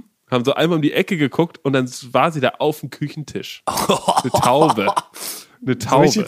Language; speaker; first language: German; native; German